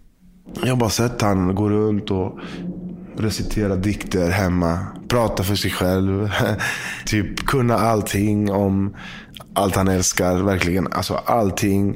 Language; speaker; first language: Swedish; native; Swedish